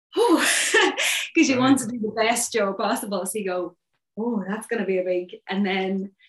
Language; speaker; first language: English; native; English